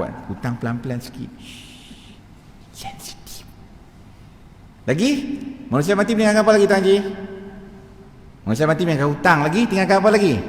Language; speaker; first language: Malay; native; Malay